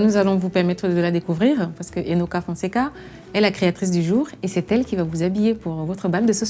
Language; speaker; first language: French; native; French